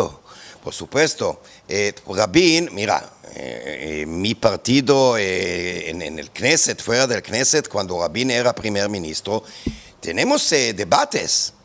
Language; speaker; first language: Spanish; non-native, fluent; Hebrew